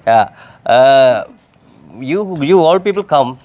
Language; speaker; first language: English; non-native, local second language; Tamil